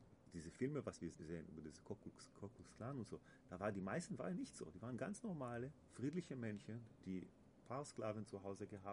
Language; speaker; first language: German; non-native, learner; Hebrew